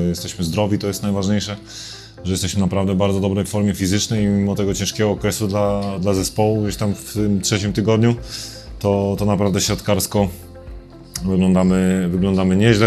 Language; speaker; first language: Polish; native; Polish